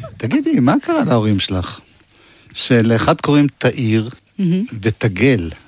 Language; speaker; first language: Hebrew; native; Hebrew